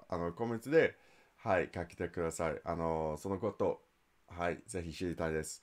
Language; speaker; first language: Japanese; non-native, learner; English